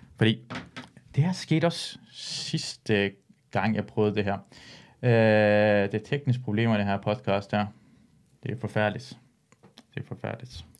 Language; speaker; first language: Danish; early bilingual, other home language; Persian